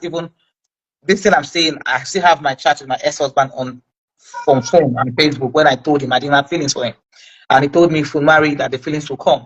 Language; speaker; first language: English; non-native, local second language; Igbo